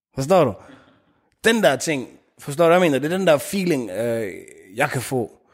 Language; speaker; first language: Danish; early bilingual, other home language; Arabic